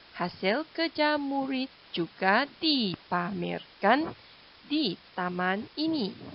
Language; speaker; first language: Malay; non-native, local second language; Chinese